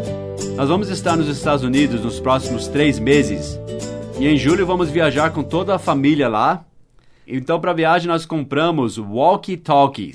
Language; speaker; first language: Portuguese; non-native, fluent; English